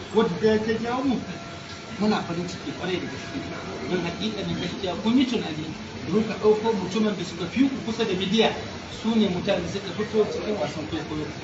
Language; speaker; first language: Hausa; non-native, local second language; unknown